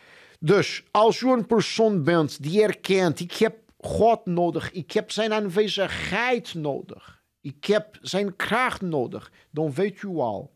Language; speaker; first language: Dutch; non-native, fluent; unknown